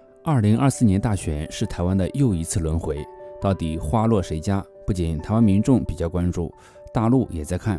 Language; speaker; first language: Chinese; native; Chinese